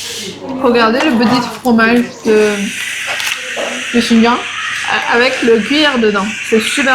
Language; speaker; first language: French; early bilingual, other home language; Chinese